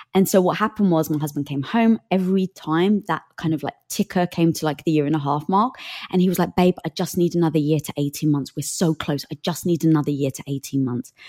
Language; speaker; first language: English; native; English